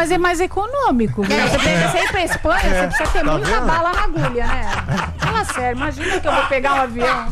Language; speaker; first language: Portuguese; native; Portuguese